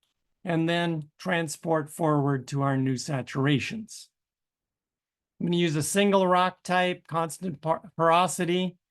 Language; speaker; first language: English; native; English